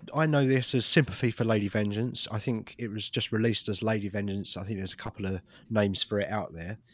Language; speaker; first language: English; native; English